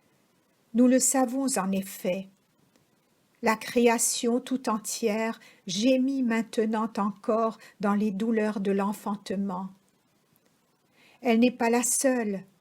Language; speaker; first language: French; native; French